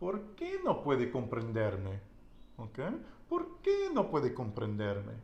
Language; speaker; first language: Spanish; non-native, learner; English